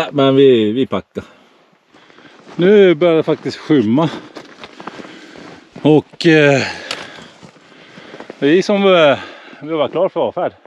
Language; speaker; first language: Swedish; native; Swedish